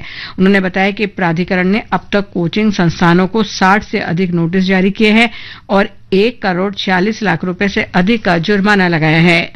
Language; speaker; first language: Hindi; native; Hindi